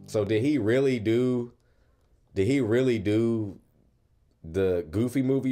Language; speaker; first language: English; native; English